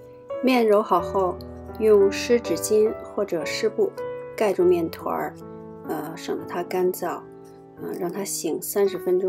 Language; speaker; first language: Chinese; native; Chinese